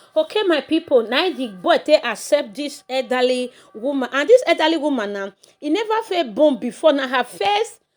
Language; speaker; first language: Nigerian Pidgin; native; Nigerian Pidgin